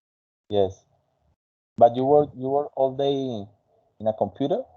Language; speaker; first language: English; non-native, fluent; Spanish